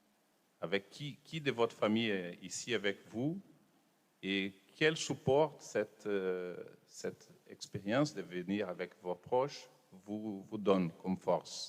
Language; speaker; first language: French; non-native, fluent; Portuguese